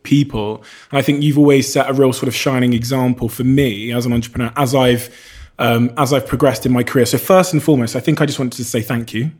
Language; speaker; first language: English; native; English